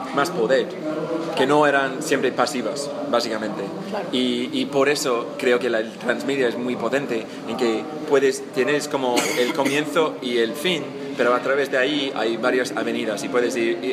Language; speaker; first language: Spanish; non-native, fluent; English